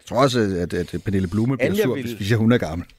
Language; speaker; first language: Danish; native; Danish